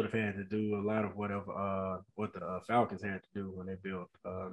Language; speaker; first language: English; native; English